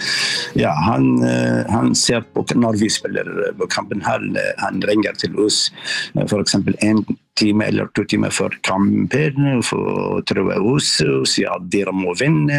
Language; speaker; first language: Norwegian; non-native, learner; Arabic